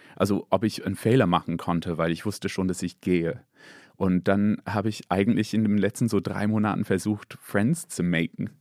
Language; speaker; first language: German; non-native, fluent; English